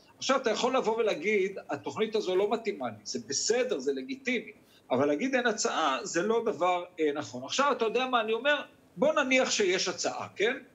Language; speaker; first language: Hebrew; native; Hebrew